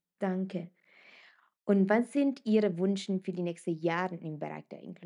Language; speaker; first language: German; non-native, fluent; Italian